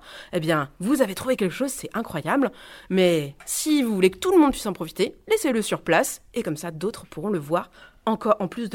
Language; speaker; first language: French; native; French